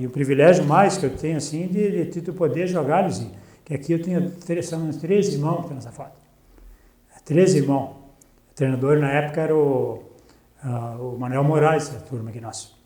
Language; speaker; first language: Portuguese; native; Portuguese